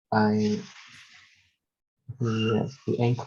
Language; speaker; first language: English; non-native, learner; Vietnamese